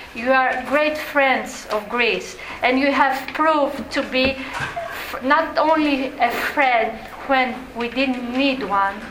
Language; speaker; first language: English; non-native, fluent; Greek